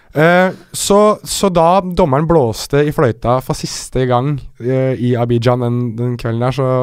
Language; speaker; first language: Norwegian; early bilingual, other home language; Arabic